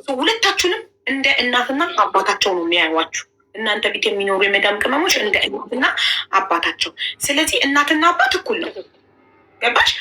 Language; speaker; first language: Amharic; native; Amharic